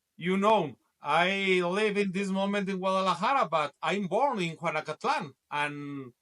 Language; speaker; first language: English; non-native, learner; Spanish